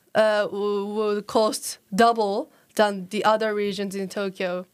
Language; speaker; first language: English; non-native, learner; Japanese